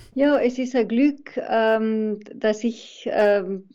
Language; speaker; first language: German; non-native, fluent; Spanish